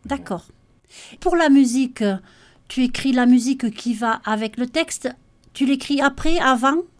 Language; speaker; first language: French; native; French